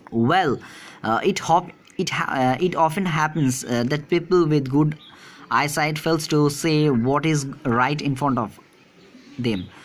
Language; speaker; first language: English; non-native, local second language; Bangla